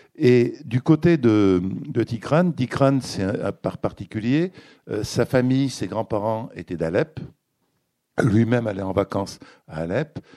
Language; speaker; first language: French; native; French